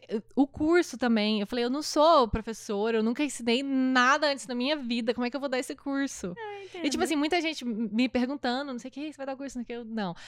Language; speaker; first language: Portuguese; native; Portuguese